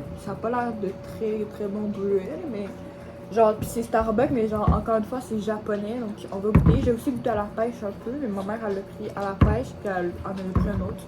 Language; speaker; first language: French; native; French